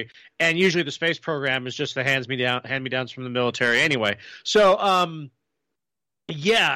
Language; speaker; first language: English; native; English